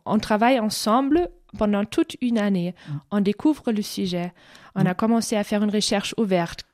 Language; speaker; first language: French; non-native, fluent; German